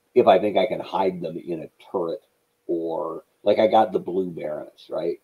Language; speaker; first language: English; native; English